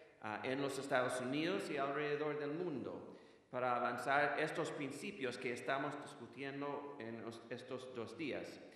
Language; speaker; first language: Spanish; non-native, fluent; English